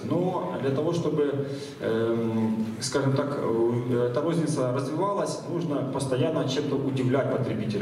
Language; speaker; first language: Russian; native; Russian